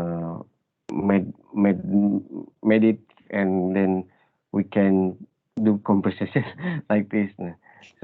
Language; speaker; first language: English; non-native, learner; Indonesian